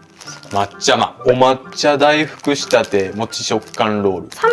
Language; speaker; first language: Japanese; native; Japanese